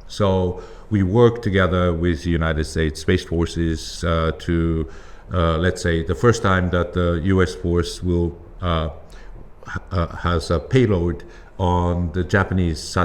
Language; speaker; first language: English; non-native, fluent; Japanese